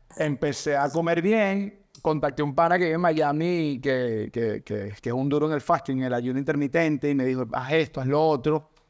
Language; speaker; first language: Spanish; native; Spanish